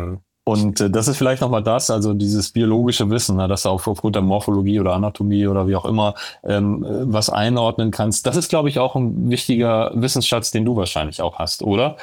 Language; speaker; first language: German; native; German